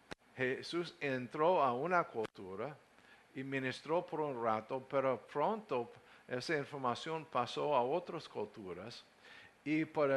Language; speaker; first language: Spanish; non-native, learner; English